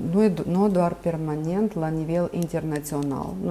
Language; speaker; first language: Romanian; non-native, local second language; Russian